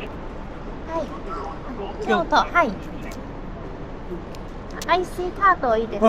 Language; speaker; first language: Japanese; non-native, learner; Chinese